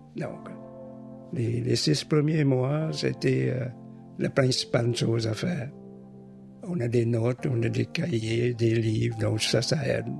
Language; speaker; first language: French; non-native, fluent; Vietnamese